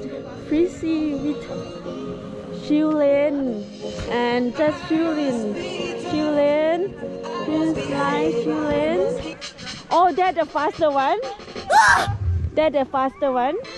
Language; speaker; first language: English; non-native, learner; Thai